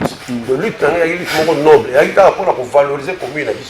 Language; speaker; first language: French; non-native, local second language; Lingala